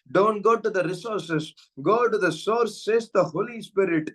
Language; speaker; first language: English; non-native, local second language; Tamil